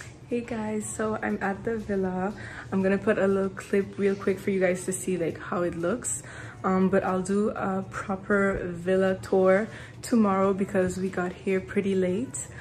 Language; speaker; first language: English; non-native, local second language; French